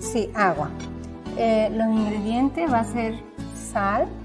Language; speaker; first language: Portuguese; non-native, learner; Spanish